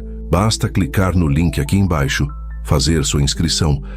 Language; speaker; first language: Portuguese; native; Portuguese